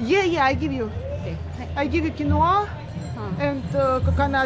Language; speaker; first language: English; non-native, learner; Russian